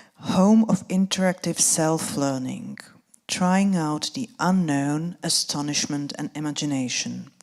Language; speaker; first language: English; non-native, fluent; Czech